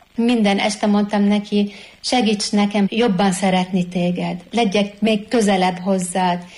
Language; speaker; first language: Hungarian; non-native, fluent; Arabic